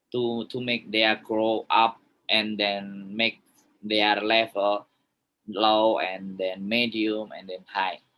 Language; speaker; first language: English; non-native, learner; Indonesian